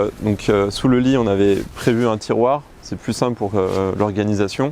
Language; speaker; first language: French; native; French